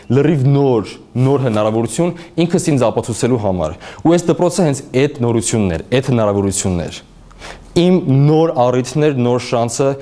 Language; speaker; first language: Armenian; early bilingual, heritage; Armenian